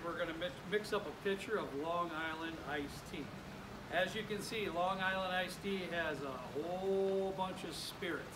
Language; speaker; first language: English; native; English